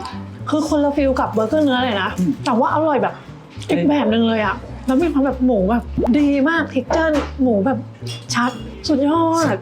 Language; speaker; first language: Thai; native; Thai